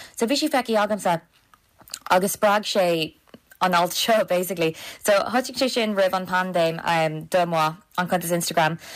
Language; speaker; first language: Irish; non-native, local second language; English